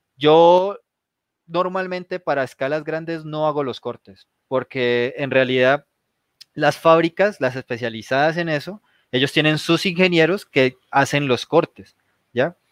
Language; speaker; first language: Spanish; native; Spanish